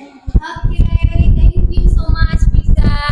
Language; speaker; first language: English; non-native, fluent; Indonesian